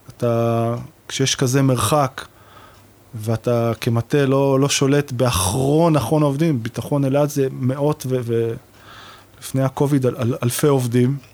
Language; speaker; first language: Hebrew; native; Hebrew